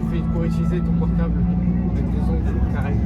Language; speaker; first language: French; native; French